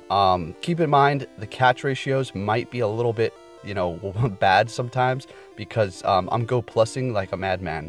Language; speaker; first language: English; native; English